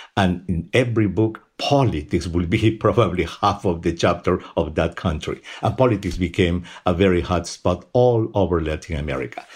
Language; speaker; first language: English; non-native, fluent; Spanish